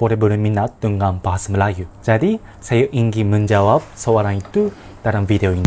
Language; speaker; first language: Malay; non-native, learner; Japanese